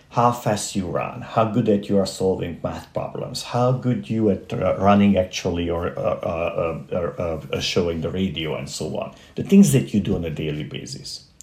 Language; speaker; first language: English; non-native, fluent; Romanian